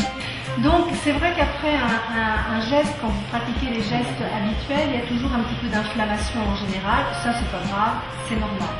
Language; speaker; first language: French; native; French